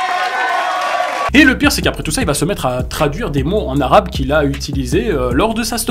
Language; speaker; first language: French; native; French